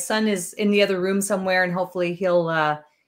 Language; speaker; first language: English; native; English